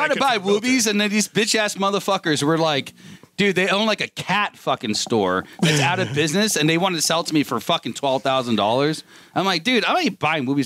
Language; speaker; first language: English; native; English